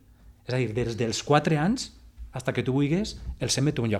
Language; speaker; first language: Catalan; native; Catalan